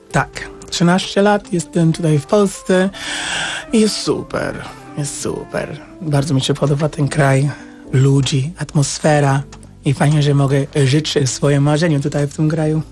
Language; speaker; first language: Polish; non-native, fluent; English